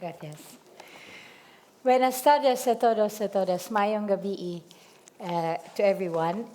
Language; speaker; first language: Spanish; non-native, learner; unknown